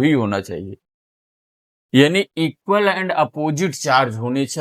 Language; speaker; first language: Hindi; native; Hindi